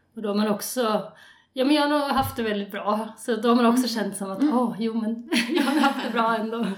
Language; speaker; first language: Swedish; native; Swedish